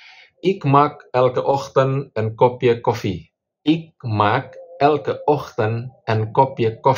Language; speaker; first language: Dutch; non-native, fluent; Indonesian